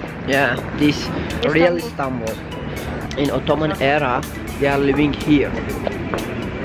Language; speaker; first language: English; non-native, learner; Turkish